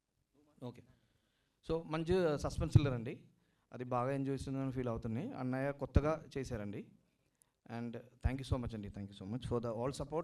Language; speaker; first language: Telugu; non-native, learner; Malayalam